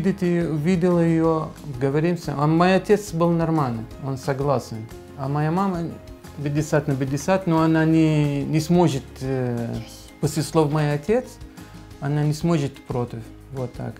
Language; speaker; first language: Russian; non-native, learner; Arabic